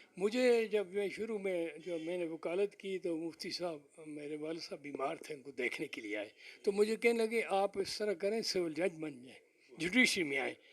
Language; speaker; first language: Urdu; non-native, local second language; Pashto